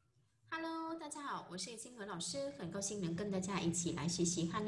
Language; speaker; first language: Chinese; non-native, fluent; Vietnamese